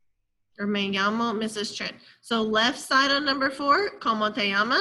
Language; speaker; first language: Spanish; non-native, fluent; English